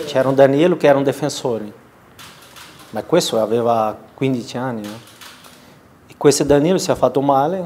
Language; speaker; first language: Italian; non-native, learner; Portuguese